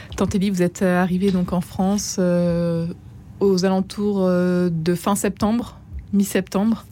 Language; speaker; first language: French; native; French